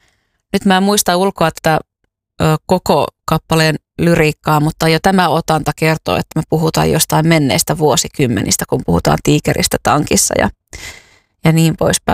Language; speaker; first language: Finnish; native; Finnish